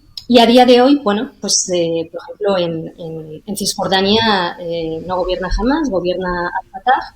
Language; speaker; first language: Spanish; native; Spanish